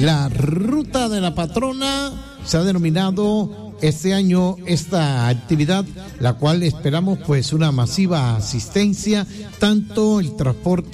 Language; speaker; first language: Spanish; native; Spanish